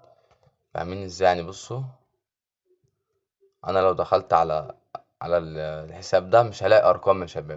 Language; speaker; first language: Arabic; native; Arabic